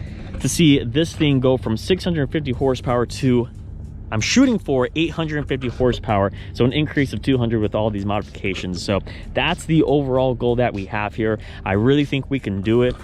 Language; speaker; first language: English; native; English